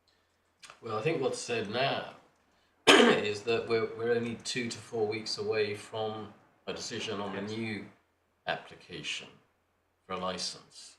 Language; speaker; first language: English; native; English